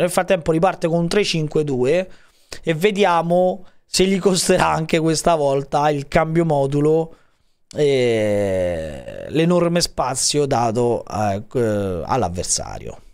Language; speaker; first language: Italian; native; Italian